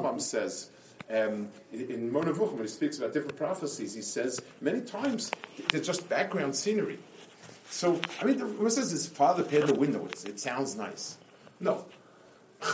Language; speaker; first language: English; native; English